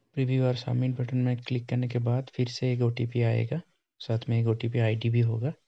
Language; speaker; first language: Hindi; non-native, local second language; Bangla